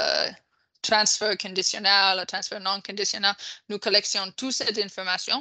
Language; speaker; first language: French; non-native, fluent; English